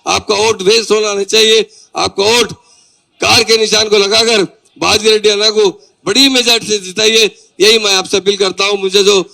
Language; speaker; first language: Hindi; non-native, local second language; Urdu